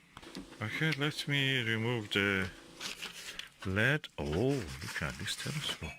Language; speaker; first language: English; non-native, fluent; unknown